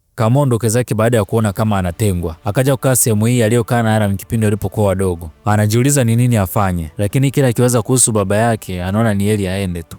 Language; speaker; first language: Swahili; native; Swahili